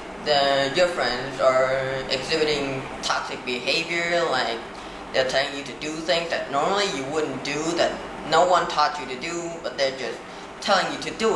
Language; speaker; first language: English; non-native, fluent; Vietnamese